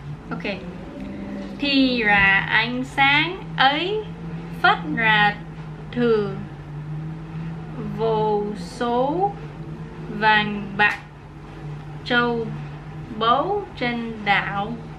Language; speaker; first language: Vietnamese; non-native, learner; English